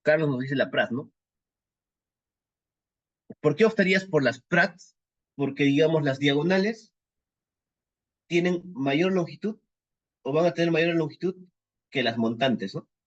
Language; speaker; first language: Spanish; native; Spanish